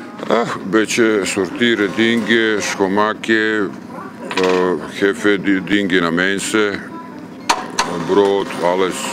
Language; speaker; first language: Dutch; non-native, learner; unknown